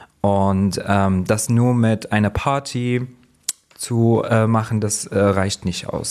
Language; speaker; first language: German; non-native, fluent; Arabic